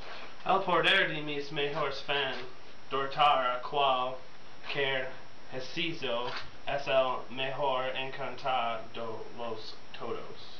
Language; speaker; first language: Spanish; non-native, learner; English